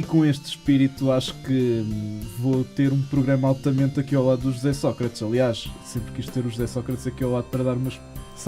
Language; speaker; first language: Portuguese; native; Portuguese